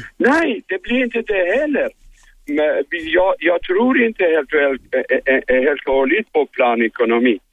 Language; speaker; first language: Swedish; non-native, fluent; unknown